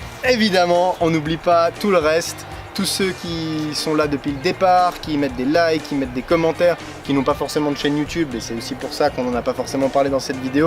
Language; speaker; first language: French; native; French